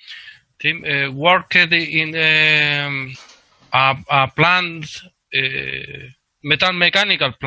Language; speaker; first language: English; non-native, learner; Spanish